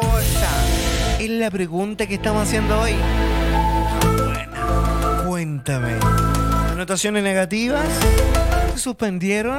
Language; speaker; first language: Spanish; native; Spanish